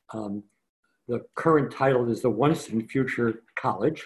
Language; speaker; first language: English; native; English